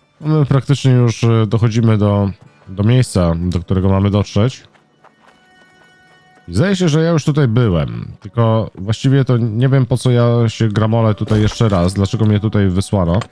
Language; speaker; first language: Polish; native; Polish